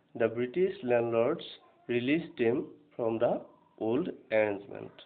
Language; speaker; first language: English; non-native, local second language; Assamese